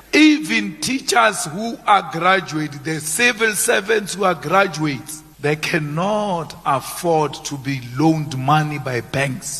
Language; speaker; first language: English; non-native, local second language; Northern Sotho